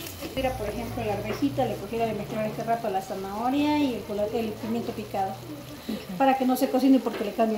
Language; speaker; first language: Spanish; native; Spanish